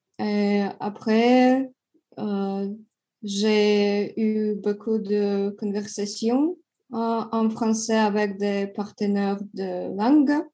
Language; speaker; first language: French; non-native, learner; Russian